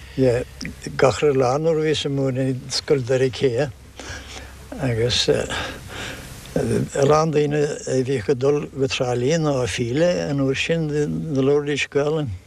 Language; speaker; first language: Irish; non-native, local second language; English